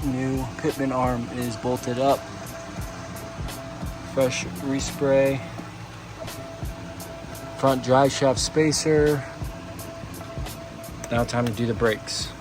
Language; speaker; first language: English; native; English